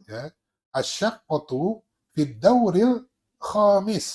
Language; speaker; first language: Arabic; non-native, fluent; Indonesian